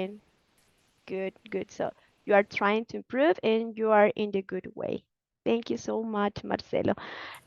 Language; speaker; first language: English; non-native, fluent; Spanish